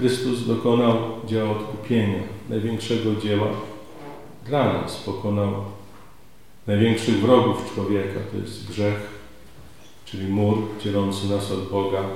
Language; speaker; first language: Polish; native; Polish